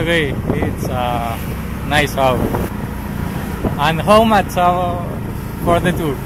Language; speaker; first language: English; non-native, learner; Spanish